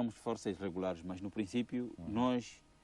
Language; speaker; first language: Portuguese; native; Portuguese